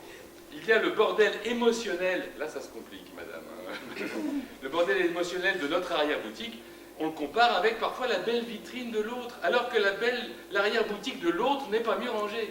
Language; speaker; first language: French; native; French